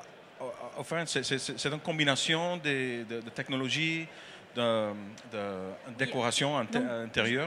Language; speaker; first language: French; non-native, learner; Dutch